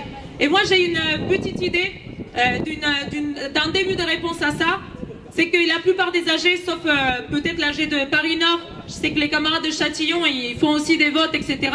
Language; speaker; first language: French; native; French